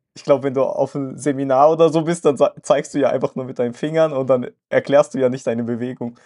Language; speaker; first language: German; native; German